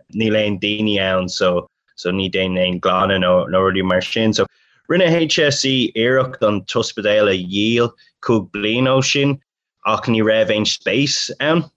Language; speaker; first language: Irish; non-native, local second language; English